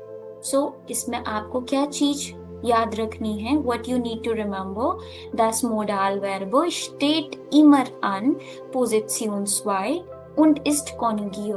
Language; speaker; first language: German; non-native, learner; Hindi